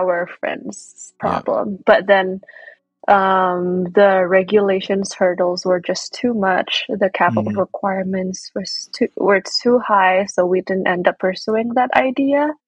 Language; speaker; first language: English; non-native, fluent; Indonesian